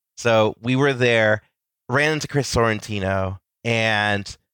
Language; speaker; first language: English; native; English